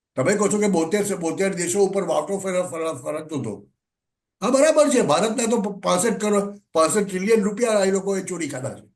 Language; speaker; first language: Gujarati; native; Gujarati